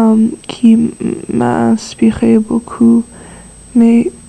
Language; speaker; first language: French; non-native, learner; English